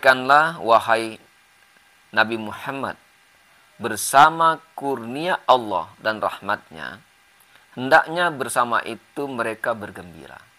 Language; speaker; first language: Indonesian; native; Indonesian